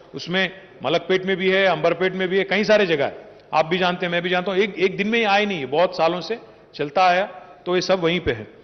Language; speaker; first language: Hindi; non-native, local second language; Telugu